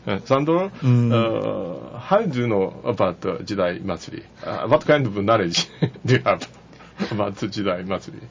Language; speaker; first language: English; non-native, learner; Japanese